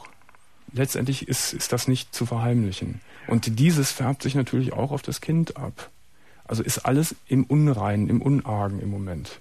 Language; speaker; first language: German; native; German